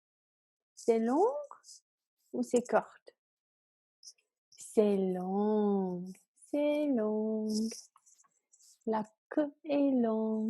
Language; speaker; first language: French; non-native, fluent; English